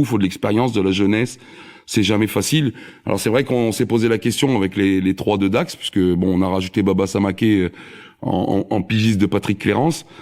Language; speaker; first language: French; native; French